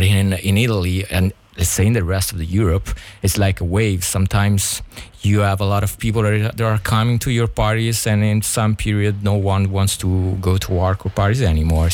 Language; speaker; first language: English; non-native, fluent; Italian